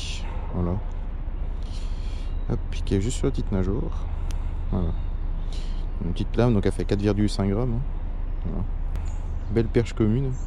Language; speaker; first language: French; native; French